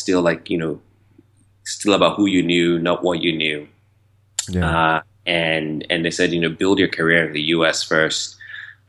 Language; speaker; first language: English; non-native, local second language; Yoruba